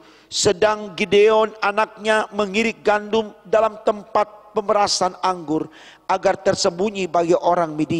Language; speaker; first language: Indonesian; native; Indonesian